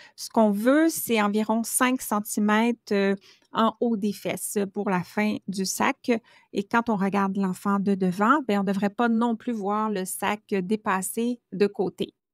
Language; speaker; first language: French; native; French